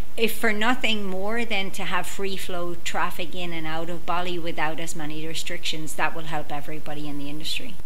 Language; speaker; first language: English; native; English